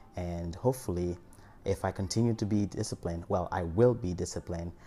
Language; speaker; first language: English; early bilingual, other home language; Haitian Creole